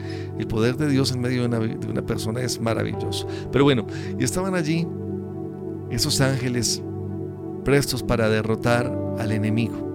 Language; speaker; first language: Spanish; native; Spanish